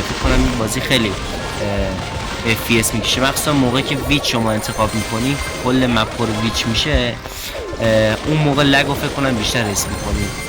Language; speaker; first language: Persian; native; Persian